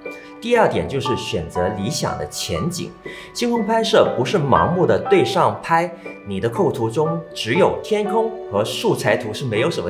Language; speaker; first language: Chinese; non-native, local second language; Cantonese